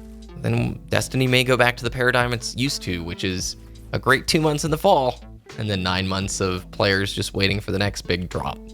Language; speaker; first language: English; native; English